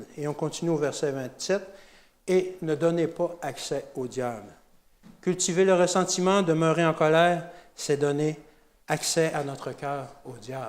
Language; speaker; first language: French; native; French